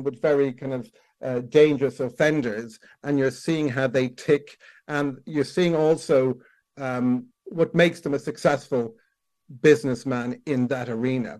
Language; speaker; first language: English; native; English